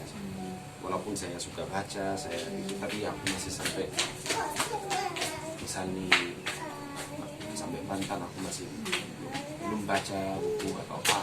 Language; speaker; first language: Indonesian; non-native, fluent; Arabic